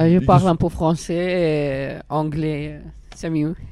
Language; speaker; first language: French; non-native, learner; Arabic